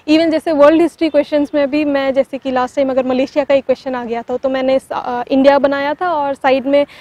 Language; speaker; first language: Hindi; non-native, local second language; Tamil